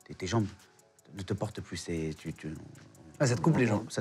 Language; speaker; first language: French; native; French